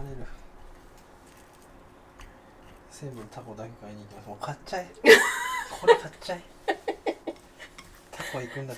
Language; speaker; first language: Japanese; native; Japanese